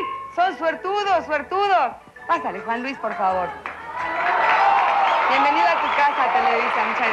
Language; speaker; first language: Spanish; native; Spanish